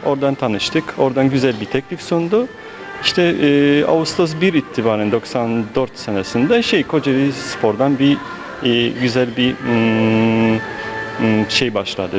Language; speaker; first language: Turkish; non-native, fluent; Polish